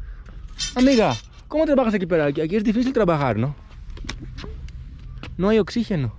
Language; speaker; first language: Spanish; non-native, learner; Greek